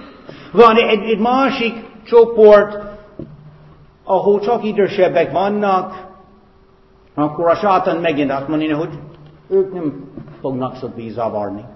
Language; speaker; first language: Hungarian; non-native, fluent; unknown